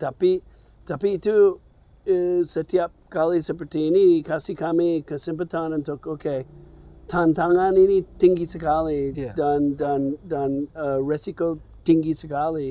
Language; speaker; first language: Indonesian; non-native, fluent; English